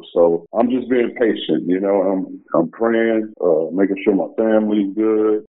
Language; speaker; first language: English; native; English